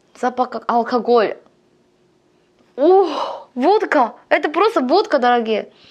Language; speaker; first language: Russian; non-native, learner; Korean